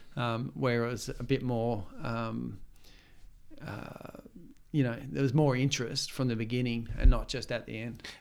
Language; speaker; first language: English; native; English